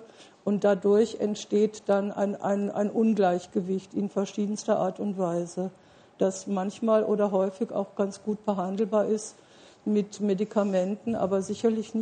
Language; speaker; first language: German; native; German